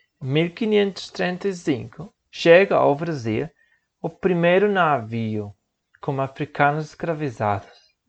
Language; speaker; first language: Portuguese; non-native, learner; Spanish